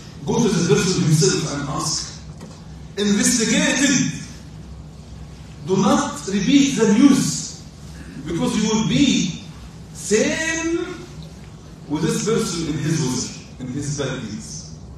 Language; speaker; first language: English; non-native, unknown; Arabic